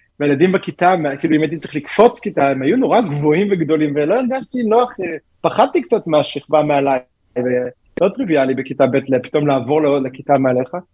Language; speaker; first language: Hebrew; native; Hebrew